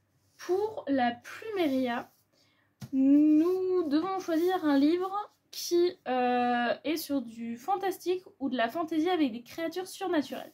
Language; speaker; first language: French; native; French